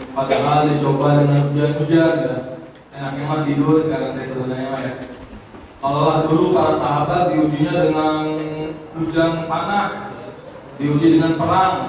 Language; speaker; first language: Indonesian; native; Indonesian